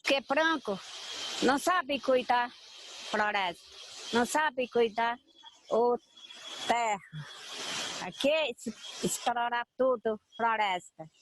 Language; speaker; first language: Portuguese; non-native, local second language; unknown